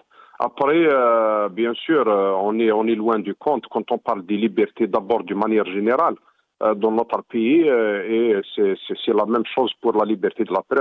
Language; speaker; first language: French; non-native, local second language; Arabic